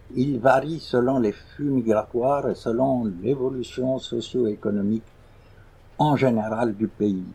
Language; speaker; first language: French; non-native, local second language; Arabic